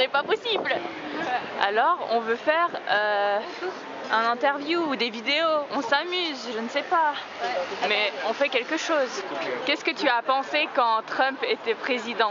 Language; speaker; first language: French; native; French